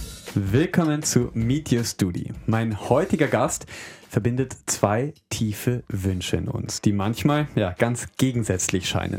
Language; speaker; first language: German; native; German